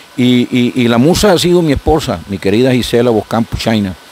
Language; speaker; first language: Spanish; native; Spanish